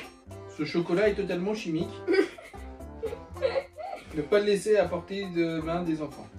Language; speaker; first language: French; native; French